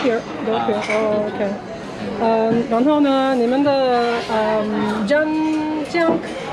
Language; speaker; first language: Chinese; non-native, learner; Turkish